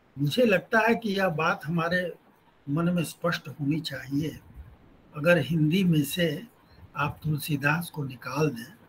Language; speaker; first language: Hindi; native; Hindi